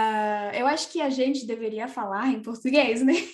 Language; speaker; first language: Portuguese; non-native, fluent; French